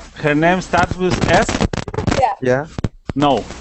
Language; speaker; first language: English; non-native, learner; Romanian